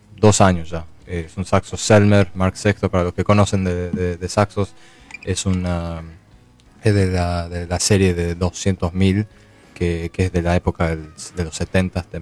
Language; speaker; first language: Spanish; early bilingual, heritage; Spanish